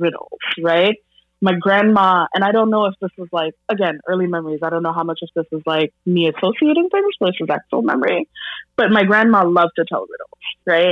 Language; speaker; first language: English; non-native, local second language; Bangla